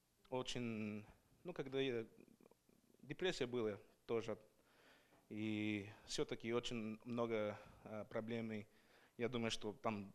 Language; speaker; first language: Russian; non-native, learner; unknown